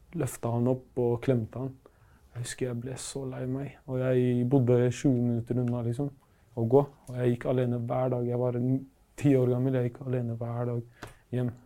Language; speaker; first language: Norwegian; early bilingual, other home language; Arabic